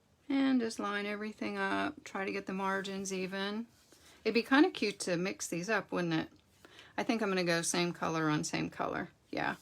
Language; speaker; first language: English; native; English